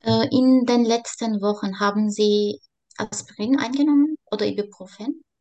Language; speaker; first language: German; non-native, learner; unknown